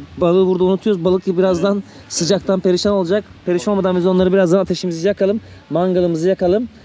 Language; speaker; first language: Turkish; native; Turkish